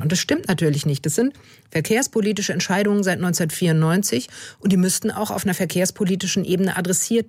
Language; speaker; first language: German; native; German